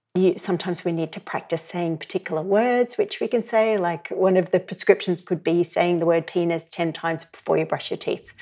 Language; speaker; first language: English; native; English